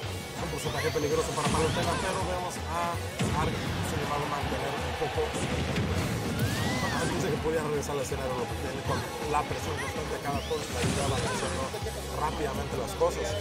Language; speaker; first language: Spanish; native; Spanish